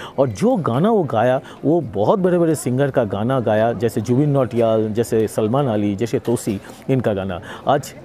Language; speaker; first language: Hindi; non-native, local second language; Bangla